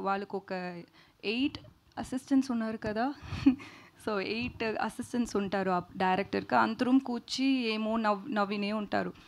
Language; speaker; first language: Telugu; non-native, learner; Tamil